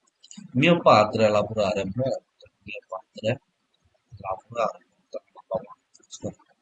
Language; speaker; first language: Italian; non-native, learner; Bangla